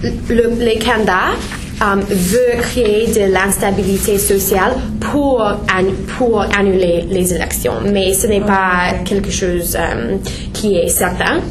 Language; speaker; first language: French; non-native, learner; English